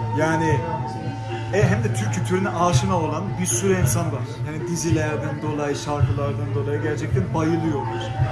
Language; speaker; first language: Turkish; early bilingual, heritage; German